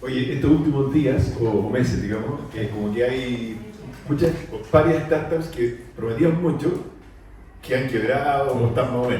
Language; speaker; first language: Spanish; native; Spanish